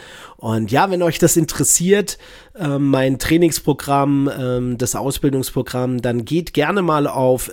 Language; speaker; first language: German; native; German